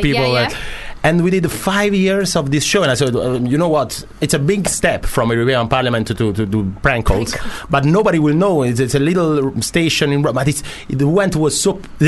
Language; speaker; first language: English; non-native, fluent; Italian